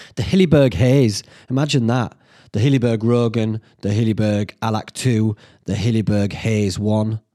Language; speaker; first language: English; native; English